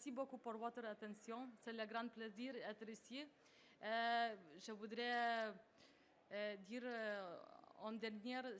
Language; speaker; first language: French; non-native, learner; Lithuanian